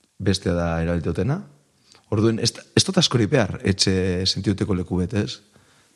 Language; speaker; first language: Basque; native; Basque